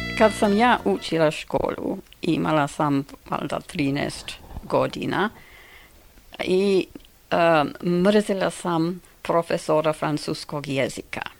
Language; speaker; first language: Serbian; non-native, fluent; English